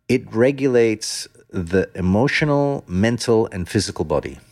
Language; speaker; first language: English; non-native, fluent; Dutch